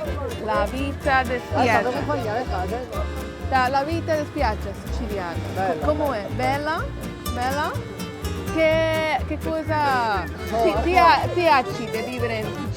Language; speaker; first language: Italian; non-native, learner; English